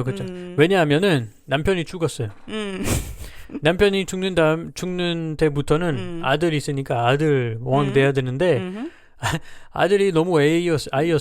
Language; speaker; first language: Korean; non-native, learner; French